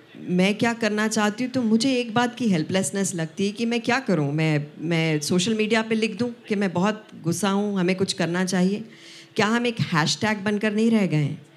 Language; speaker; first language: Hindi; non-native, local second language; Punjabi